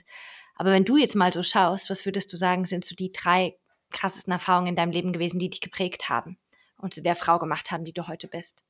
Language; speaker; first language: German; native; German